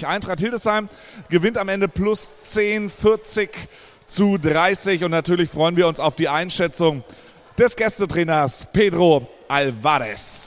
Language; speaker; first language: German; native; German